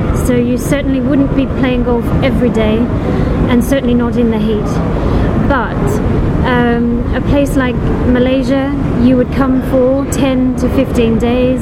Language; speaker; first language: English; native; English